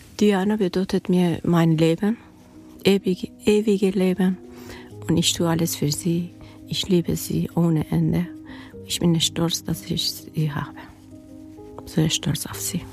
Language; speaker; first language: German; non-native, learner; Persian